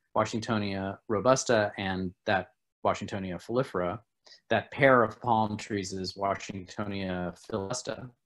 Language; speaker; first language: English; native; English